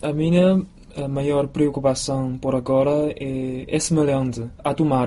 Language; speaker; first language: Portuguese; non-native, fluent; Chinese